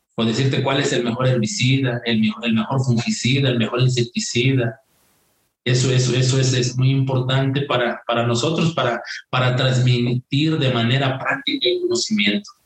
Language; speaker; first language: Spanish; native; Spanish